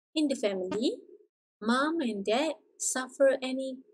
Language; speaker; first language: English; non-native, local second language; Malay